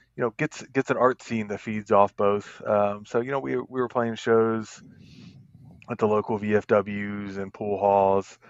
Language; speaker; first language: English; native; English